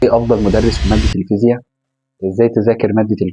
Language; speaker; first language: Arabic; native; Arabic